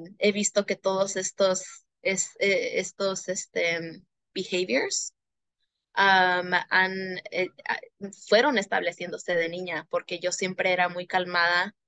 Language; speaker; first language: Spanish; early bilingual, heritage; Spanish